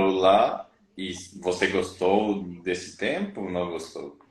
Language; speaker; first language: Portuguese; non-native, fluent; Spanish